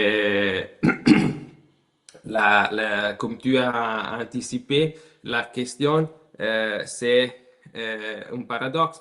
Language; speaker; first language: French; non-native, learner; Italian